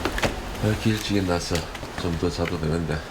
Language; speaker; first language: Korean; native; Korean